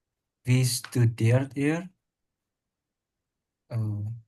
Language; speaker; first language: German; non-native, learner; Indonesian